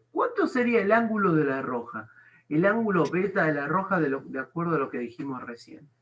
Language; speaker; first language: Spanish; native; Spanish